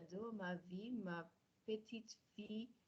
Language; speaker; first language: French; non-native, learner; English